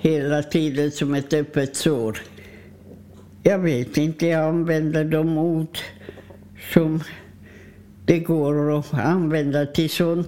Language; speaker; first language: Swedish; non-native, fluent; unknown